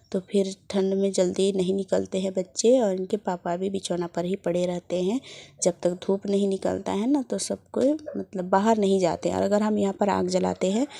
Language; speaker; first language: Hindi; native; Hindi